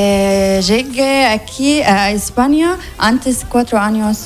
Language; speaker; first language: Spanish; non-native, learner; Arabic